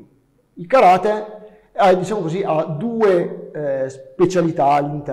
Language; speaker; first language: Italian; native; Italian